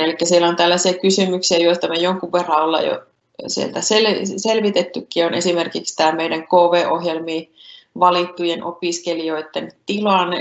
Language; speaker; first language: Finnish; native; Finnish